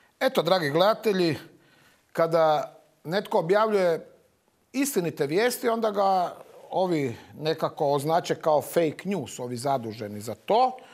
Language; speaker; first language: Croatian; native; Croatian